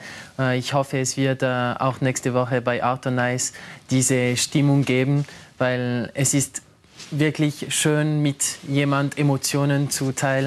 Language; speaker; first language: German; non-native, local second language; French